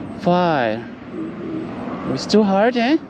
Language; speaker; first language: English; non-native, learner; Filipino